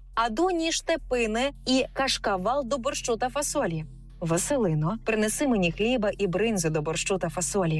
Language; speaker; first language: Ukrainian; native; Ukrainian